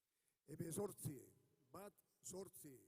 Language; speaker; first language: Basque; native; Basque